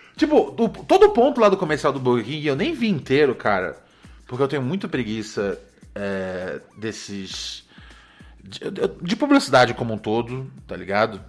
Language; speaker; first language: Portuguese; native; Portuguese